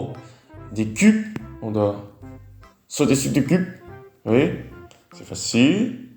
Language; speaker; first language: French; non-native, learner; Vietnamese